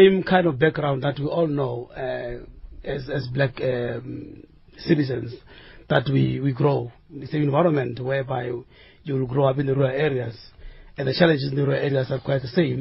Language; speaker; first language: English; non-native, local second language; Northern Sotho